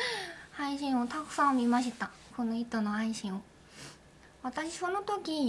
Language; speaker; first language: Japanese; non-native, learner; Korean